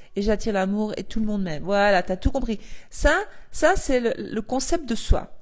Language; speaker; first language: French; native; French